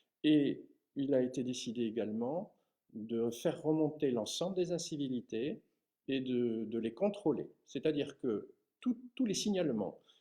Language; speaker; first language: French; native; French